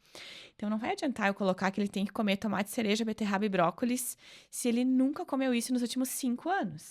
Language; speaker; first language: Portuguese; native; Portuguese